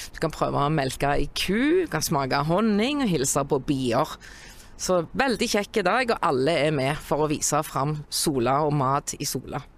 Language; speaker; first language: Norwegian; native; Norwegian